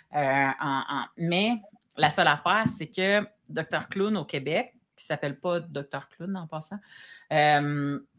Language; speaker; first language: French; native; French